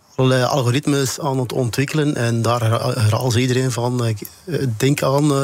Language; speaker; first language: Dutch; native; Dutch